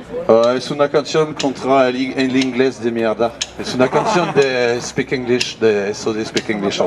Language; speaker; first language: Spanish; non-native, learner; French